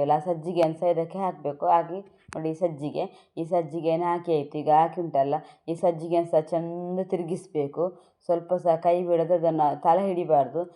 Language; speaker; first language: Kannada; non-native, local second language; Tulu